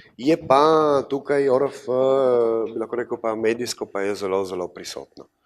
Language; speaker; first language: Slovenian; native; Slovenian